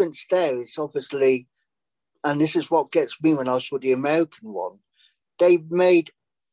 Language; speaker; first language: English; native; English